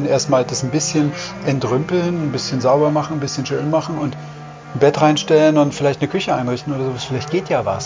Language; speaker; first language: German; native; German